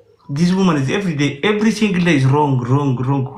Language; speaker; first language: English; non-native, learner; Oromo